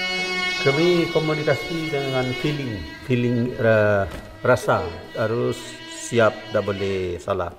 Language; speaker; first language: Indonesian; non-native, local second language; Minangkabau